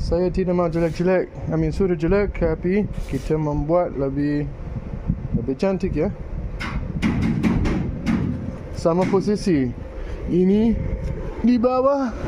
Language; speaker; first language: Indonesian; non-native, learner; English